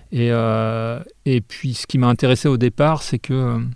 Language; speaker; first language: French; native; French